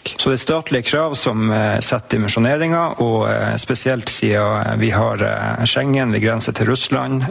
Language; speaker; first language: Norwegian; native; Norwegian